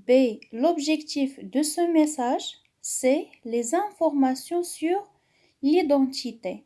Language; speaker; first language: French; non-native, local second language; Arabic